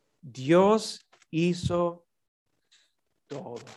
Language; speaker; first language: Spanish; non-native, fluent; English